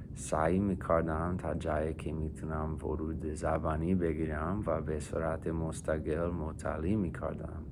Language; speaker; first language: Persian; non-native, fluent; English